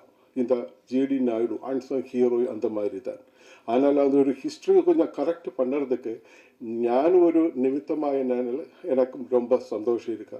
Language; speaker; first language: Tamil; non-native, learner; Malayalam